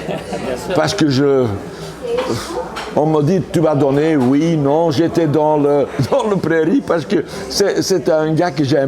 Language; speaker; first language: French; non-native, local second language; Dutch